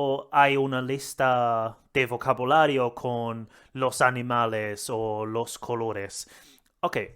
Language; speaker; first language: Spanish; non-native, learner; English